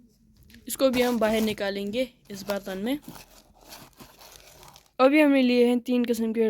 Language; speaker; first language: Hindi; non-native, local second language; Kashmiri